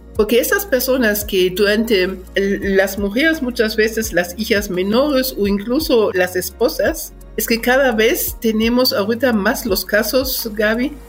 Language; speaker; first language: Spanish; non-native, fluent; German